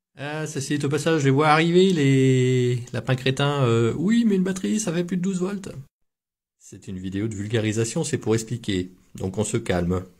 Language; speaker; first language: French; native; French